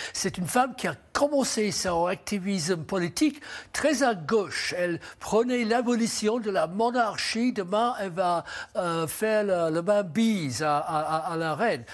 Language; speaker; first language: French; non-native, fluent; English